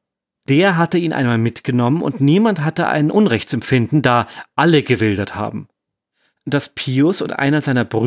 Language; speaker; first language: German; native; German